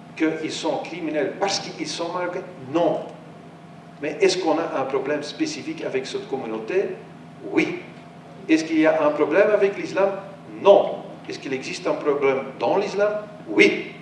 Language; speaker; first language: French; non-native, local second language; Dutch